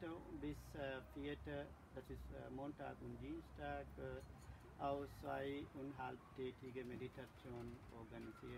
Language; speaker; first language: German; non-native, learner; Sinhala